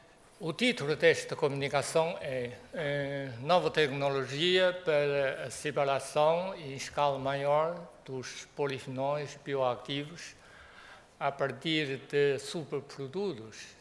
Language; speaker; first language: Portuguese; non-native, fluent; Chinese